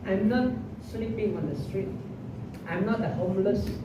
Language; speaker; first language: English; non-native, local second language; Malay